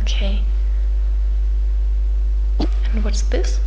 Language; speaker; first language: English; non-native, fluent; German